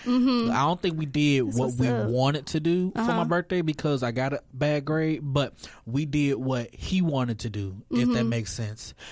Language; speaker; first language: English; native; English